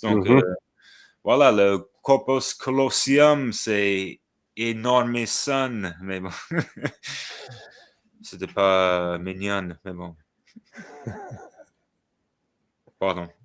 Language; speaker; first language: French; non-native, fluent; English